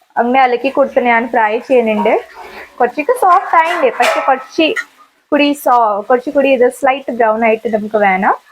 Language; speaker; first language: Malayalam; non-native, local second language; Hindi